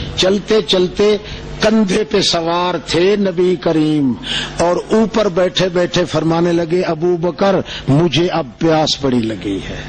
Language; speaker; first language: Urdu; non-native, local second language; Saraiki